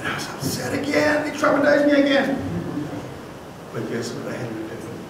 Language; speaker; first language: English; native; English